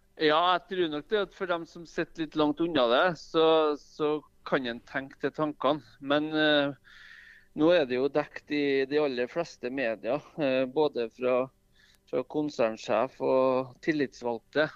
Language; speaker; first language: Norwegian; native; Norwegian